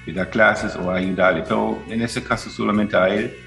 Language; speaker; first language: Spanish; non-native, fluent; German